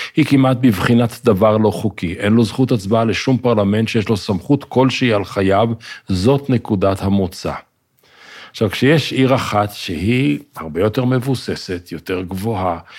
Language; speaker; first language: Hebrew; native; Hebrew